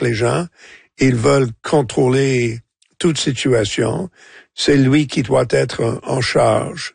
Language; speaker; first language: French; non-native, local second language; English